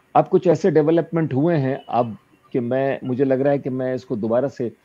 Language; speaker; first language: Hindi; native; Hindi